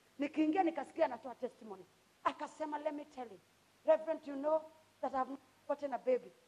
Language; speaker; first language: English; non-native, local second language; Swahili